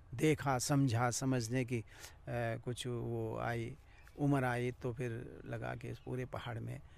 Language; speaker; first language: Hindi; non-native, local second language; Garhwali